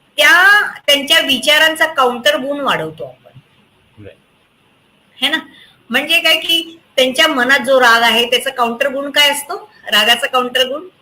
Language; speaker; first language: Marathi; native; Marathi